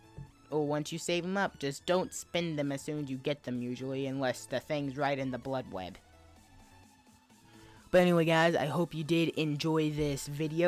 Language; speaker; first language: English; native; English